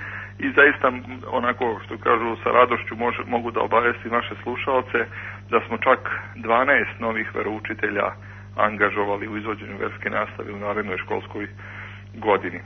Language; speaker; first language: Croatian; native; Croatian